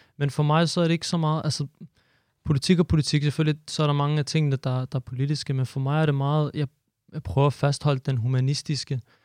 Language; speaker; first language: Danish; early bilingual, other home language; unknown